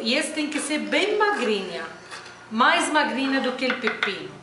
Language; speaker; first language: Portuguese; non-native, fluent; Arabic